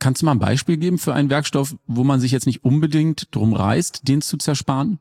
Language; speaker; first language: German; native; German